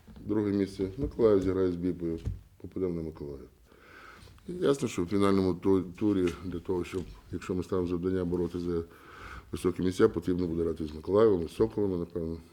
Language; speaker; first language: Ukrainian; native; Ukrainian